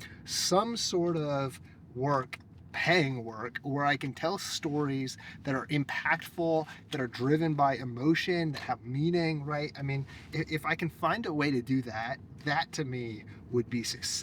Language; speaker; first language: English; native; English